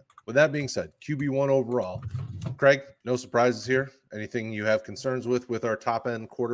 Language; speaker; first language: English; native; English